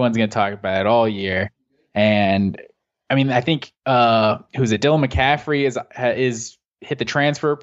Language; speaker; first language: English; native; English